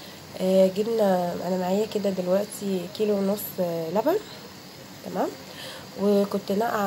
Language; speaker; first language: Arabic; native; Arabic